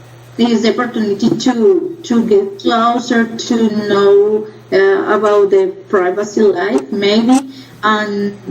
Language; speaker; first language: English; non-native, learner; Spanish